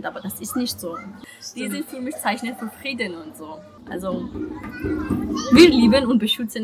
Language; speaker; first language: German; non-native, learner; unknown